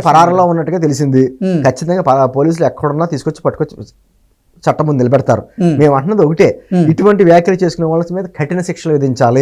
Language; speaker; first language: Telugu; native; Telugu